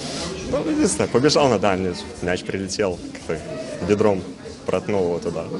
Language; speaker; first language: Russian; native; Russian